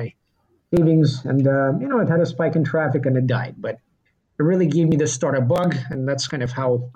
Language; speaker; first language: English; early bilingual, other home language; Russian